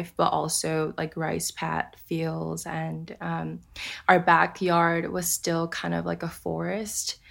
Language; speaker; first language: English; early bilingual, other home language; Japanese